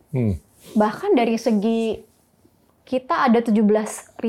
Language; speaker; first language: Indonesian; native; Indonesian